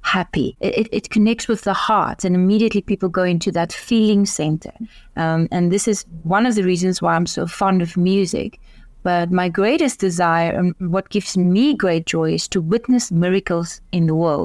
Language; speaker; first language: English; non-native, local second language; Afrikaans